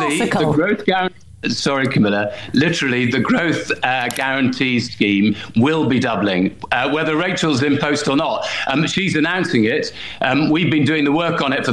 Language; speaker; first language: English; native; English